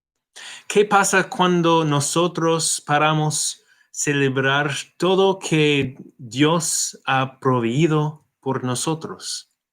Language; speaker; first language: Spanish; non-native, fluent; English